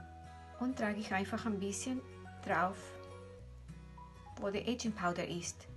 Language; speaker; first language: German; non-native, fluent; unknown